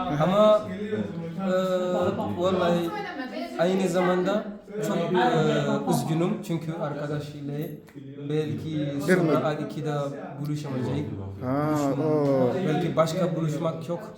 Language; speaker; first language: Turkish; non-native, learner; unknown